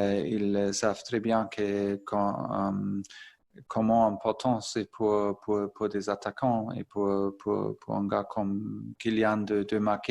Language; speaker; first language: French; non-native, fluent; German